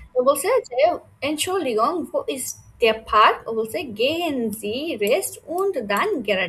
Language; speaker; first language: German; non-native, fluent; Bangla